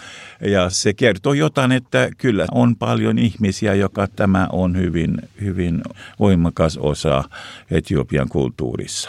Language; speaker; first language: Finnish; non-native, local second language; Swedish